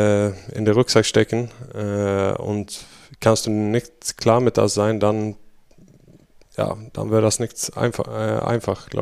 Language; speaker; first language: German; non-native, fluent; Swedish